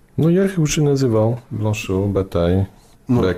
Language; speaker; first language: Russian; non-native, fluent; English